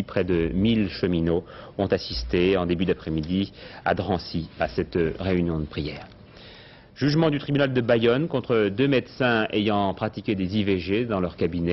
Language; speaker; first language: French; native; French